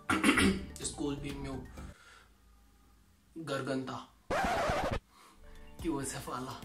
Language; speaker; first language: Portuguese; non-native, learner; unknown